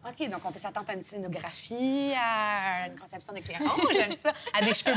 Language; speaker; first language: French; native; French